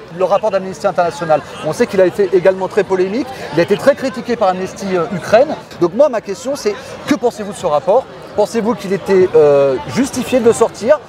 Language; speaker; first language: French; native; French